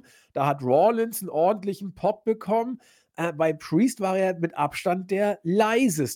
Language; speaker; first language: German; native; German